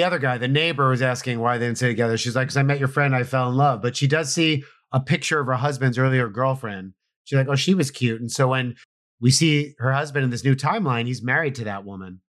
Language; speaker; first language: English; native; English